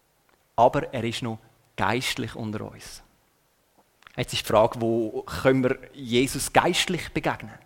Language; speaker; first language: German; native; German